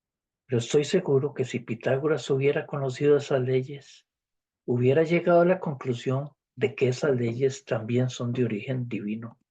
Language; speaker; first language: Spanish; native; Spanish